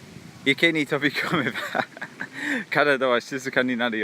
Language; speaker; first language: Japanese; non-native, fluent; English